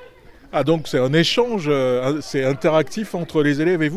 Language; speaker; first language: French; native; French